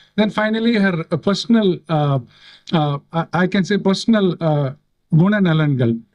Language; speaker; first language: English; non-native, local second language; Tamil